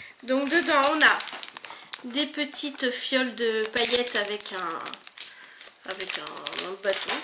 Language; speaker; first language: French; native; French